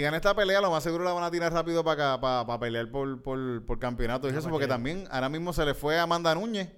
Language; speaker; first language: Spanish; native; Spanish